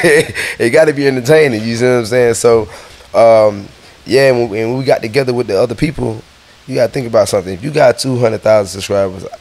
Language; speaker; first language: English; native; English